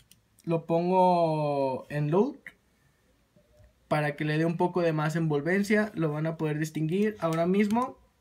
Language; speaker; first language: Spanish; native; Spanish